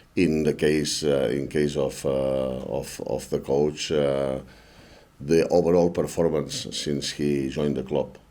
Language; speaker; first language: English; non-native, fluent; Spanish